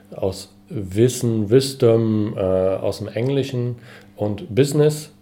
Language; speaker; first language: German; native; German